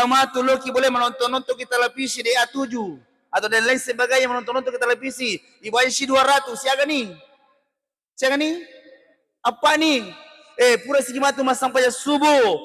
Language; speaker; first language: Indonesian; non-native, local second language; Buginese